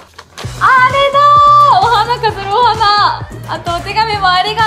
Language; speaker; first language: Japanese; native; Japanese